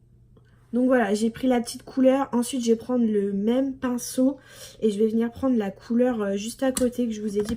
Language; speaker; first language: French; native; French